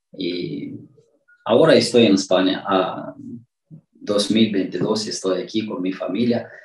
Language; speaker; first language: Spanish; non-native, fluent; Romanian